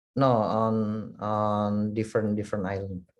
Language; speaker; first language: English; non-native, learner; Indonesian